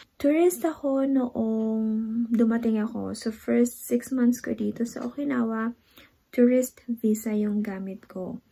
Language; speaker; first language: Filipino; non-native, local second language; Waray